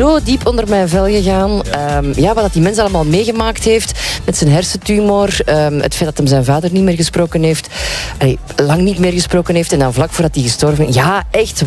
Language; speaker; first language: Dutch; native; Dutch